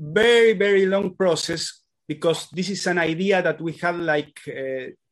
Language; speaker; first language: English; non-native, learner; Spanish